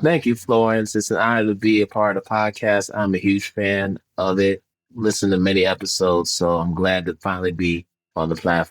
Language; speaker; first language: English; early bilingual, other home language; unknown